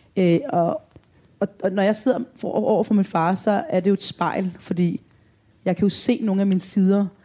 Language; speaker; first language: Danish; early bilingual, other home language; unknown